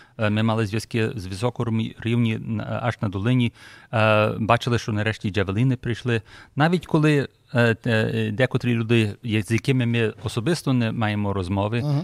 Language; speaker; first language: Ukrainian; early bilingual, heritage; Ukrainian